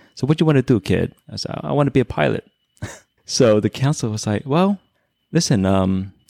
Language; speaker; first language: English; early bilingual, other home language; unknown